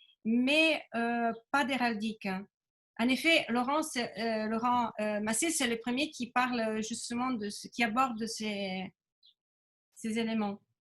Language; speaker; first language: French; non-native, fluent; Italian